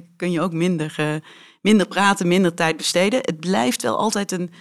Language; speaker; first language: Dutch; native; Dutch